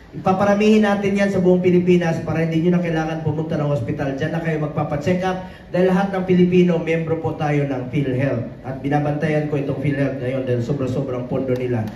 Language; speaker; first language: Filipino; non-native, local second language; Cebuano